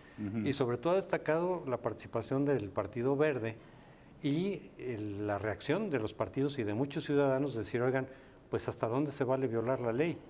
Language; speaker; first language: Spanish; native; Spanish